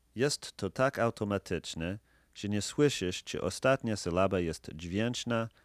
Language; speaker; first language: Polish; non-native, fluent; English